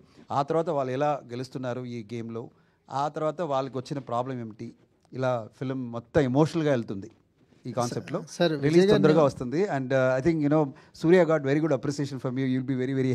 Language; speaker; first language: Telugu; non-native, fluent; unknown